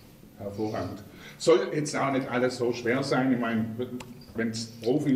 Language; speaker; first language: German; native; German